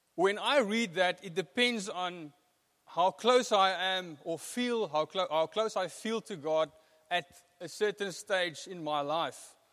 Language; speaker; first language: English; non-native, local second language; Afrikaans